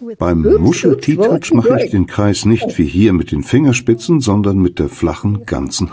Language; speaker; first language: German; native; German